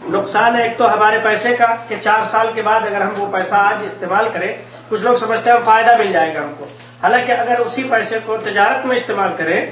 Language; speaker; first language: Urdu; native; Urdu